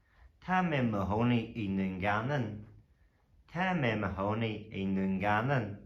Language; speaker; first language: Irish; non-native, local second language; English